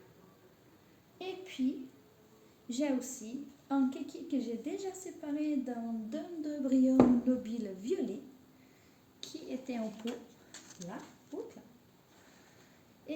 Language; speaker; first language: French; native; French